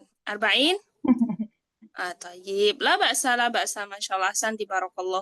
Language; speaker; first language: Arabic; non-native, fluent; Indonesian